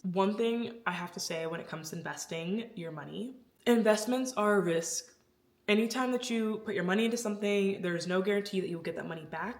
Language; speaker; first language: English; native; English